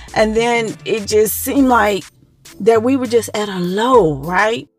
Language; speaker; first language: English; native; English